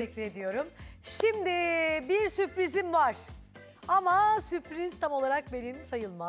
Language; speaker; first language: Turkish; native; Turkish